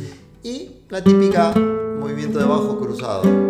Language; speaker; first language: Spanish; native; Spanish